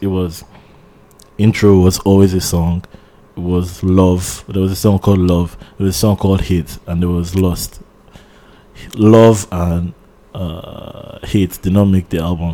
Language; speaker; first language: English; non-native, local second language; Yoruba